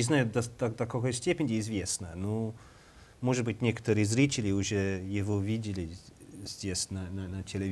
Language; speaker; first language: Russian; non-native, learner; English